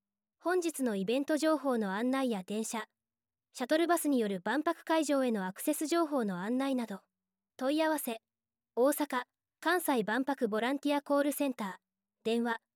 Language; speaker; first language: Japanese; native; Japanese